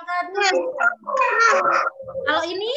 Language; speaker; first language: Indonesian; native; Indonesian